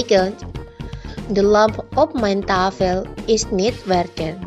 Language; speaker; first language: Dutch; non-native, learner; Indonesian